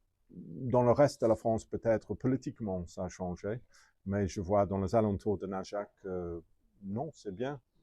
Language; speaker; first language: French; non-native, fluent; English